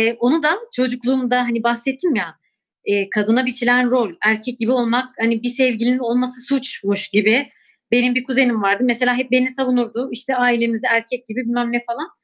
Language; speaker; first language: Turkish; non-native, local second language; Kurdish